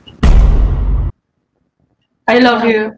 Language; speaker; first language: English; non-native, learner; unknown